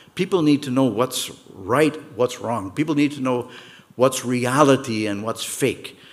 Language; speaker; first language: English; native; English